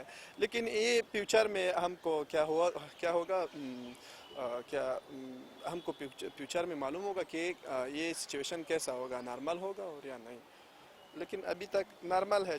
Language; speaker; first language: Hindi; non-native, learner; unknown